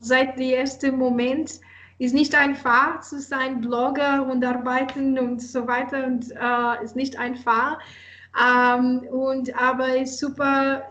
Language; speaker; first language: German; non-native, learner; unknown